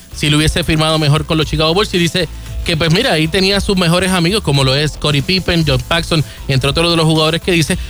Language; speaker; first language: Spanish; native; Spanish